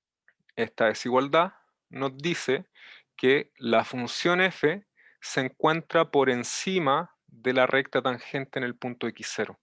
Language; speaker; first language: Spanish; native; Spanish